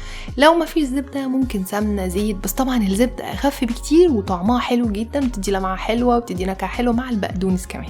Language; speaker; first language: Arabic; native; Arabic